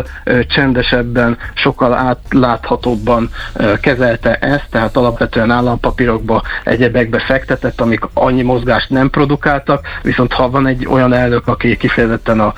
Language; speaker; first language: Hungarian; native; Hungarian